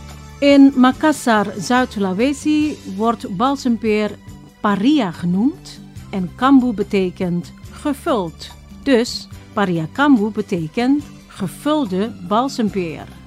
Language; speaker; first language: Dutch; non-native, fluent; Indonesian